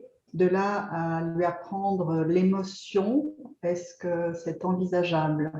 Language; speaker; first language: French; native; French